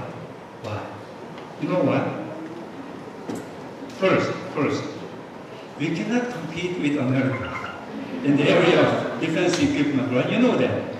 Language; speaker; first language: English; non-native, fluent; Korean